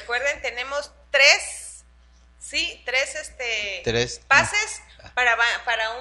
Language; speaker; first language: Spanish; native; Spanish